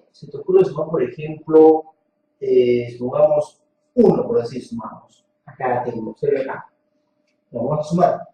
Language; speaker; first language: Spanish; native; Spanish